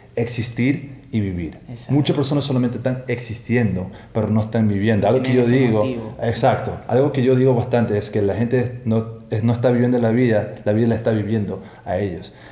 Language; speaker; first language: Spanish; non-native, fluent; English